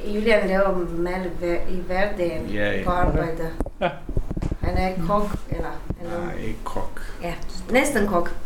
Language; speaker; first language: Danish; non-native, learner; Romanian